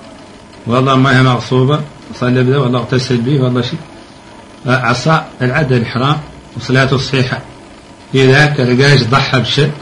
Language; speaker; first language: Arabic; native; Arabic